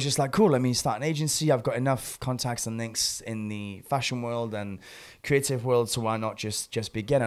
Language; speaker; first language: English; native; English